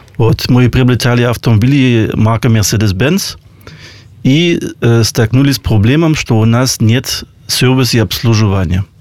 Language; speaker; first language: Russian; non-native, fluent; German